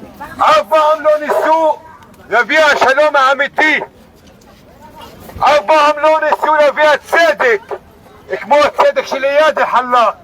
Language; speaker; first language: Hebrew; non-native, local second language; Arabic